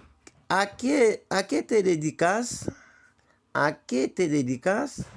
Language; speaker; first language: Spanish; non-native, learner; Haitian Creole